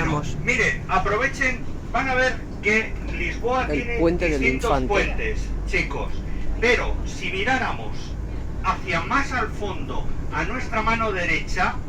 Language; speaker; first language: Spanish; native; Spanish